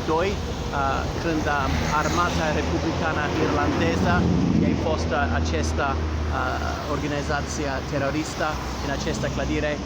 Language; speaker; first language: Romanian; non-native, learner; English